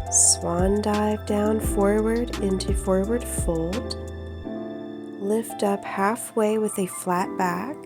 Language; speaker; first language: English; native; English